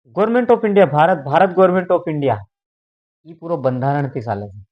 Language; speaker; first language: Gujarati; non-native, local second language; Bhili